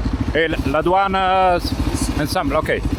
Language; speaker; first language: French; non-native, learner; Italian